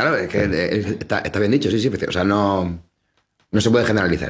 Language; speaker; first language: Spanish; native; Spanish